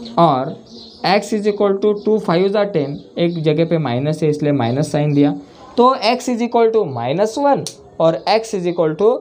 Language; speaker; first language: Hindi; non-native, local second language; Marathi